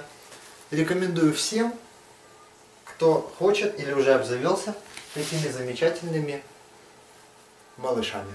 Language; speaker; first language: Russian; native; Russian